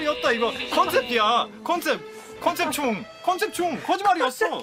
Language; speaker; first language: Korean; non-native, learner; Croatian